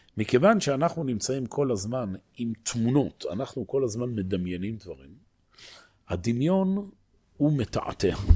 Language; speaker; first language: Hebrew; native; Hebrew